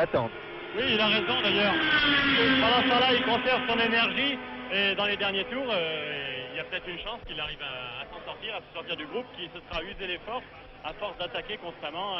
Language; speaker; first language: French; native; French